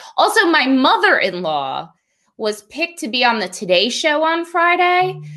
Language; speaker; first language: English; native; English